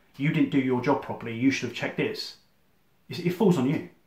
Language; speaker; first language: English; native; English